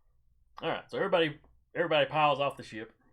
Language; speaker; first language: English; native; English